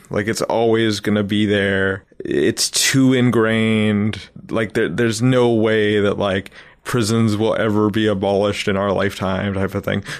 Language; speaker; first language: English; native; English